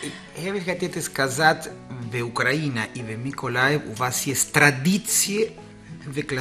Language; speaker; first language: Russian; non-native, learner; Spanish